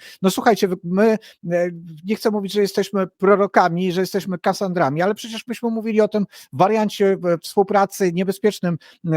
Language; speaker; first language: Polish; native; Polish